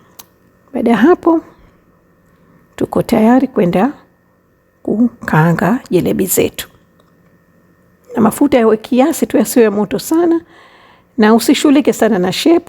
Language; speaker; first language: Swahili; native; Swahili